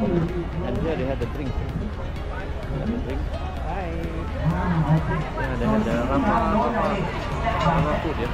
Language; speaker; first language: English; non-native, local second language; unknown